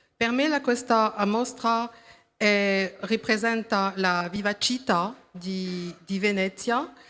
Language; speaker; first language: Italian; non-native, learner; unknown